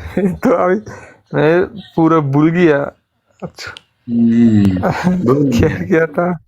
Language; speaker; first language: Hindi; non-native, learner; Bangla